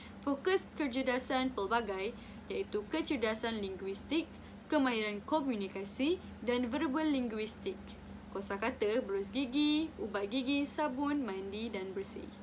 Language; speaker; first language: Malay; native; Malay